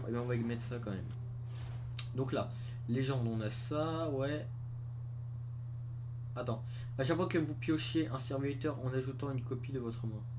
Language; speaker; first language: French; native; French